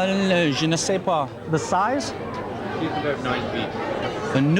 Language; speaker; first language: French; non-native, learner; English